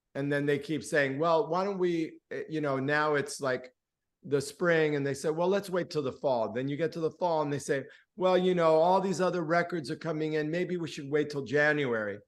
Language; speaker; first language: English; early bilingual, other home language; Spanish